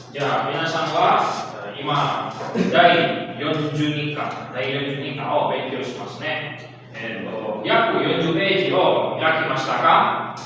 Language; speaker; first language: Japanese; non-native, fluent; Indonesian